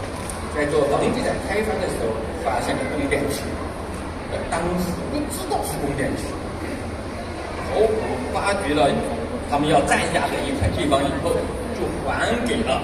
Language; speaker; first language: Chinese; native; Chinese